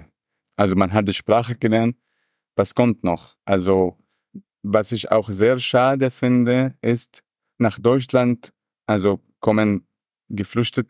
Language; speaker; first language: German; non-native, fluent; Arabic